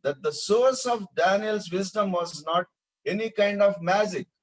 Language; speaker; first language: English; non-native, local second language; Telugu